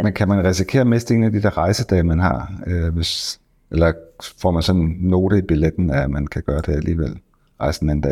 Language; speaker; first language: Danish; native; Danish